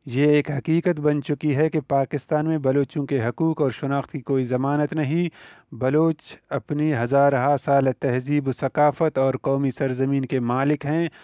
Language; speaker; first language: Urdu; non-native, local second language; Baluchi